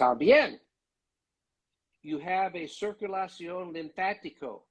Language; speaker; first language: Spanish; non-native, learner; English